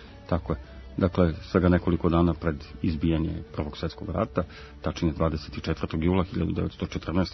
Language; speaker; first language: Croatian; native; Croatian